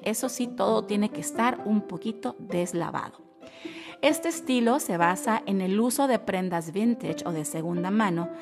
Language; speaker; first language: Spanish; native; Spanish